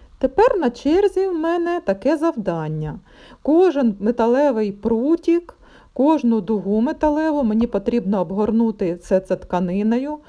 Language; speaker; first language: Ukrainian; non-native, local second language; Russian